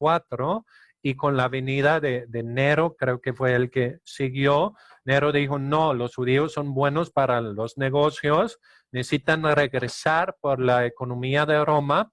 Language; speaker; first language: Spanish; non-native, fluent; Danish